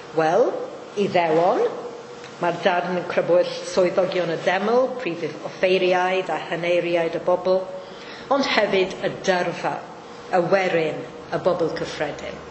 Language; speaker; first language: Welsh; non-native, fluent; Maltese